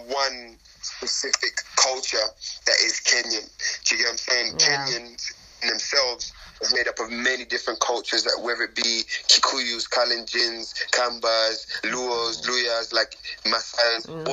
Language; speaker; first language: English; native; English